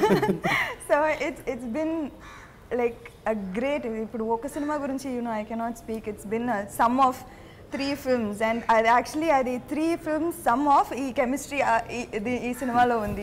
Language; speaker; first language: Telugu; non-native, fluent; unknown